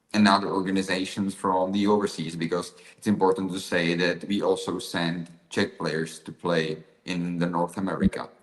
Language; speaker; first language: English; non-native, fluent; Czech